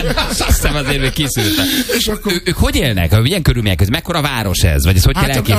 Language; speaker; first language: Hungarian; native; Hungarian